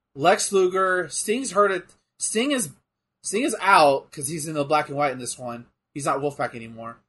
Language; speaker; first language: English; native; English